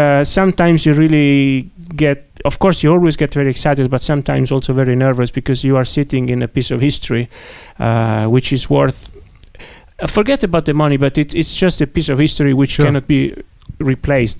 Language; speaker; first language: English; non-native, fluent; Italian